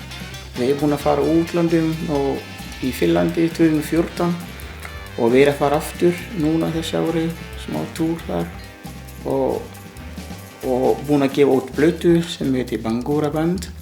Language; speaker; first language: Icelandic; non-native, learner; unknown